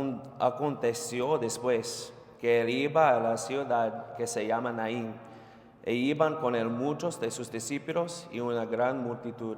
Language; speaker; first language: Spanish; non-native, fluent; English